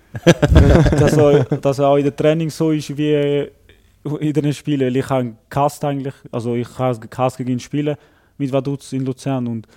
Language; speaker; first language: German; native; German